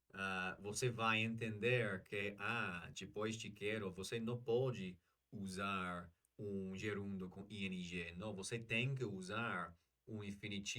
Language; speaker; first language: Portuguese; non-native, learner; English